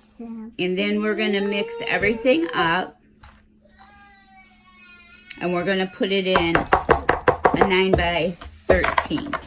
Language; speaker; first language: English; native; English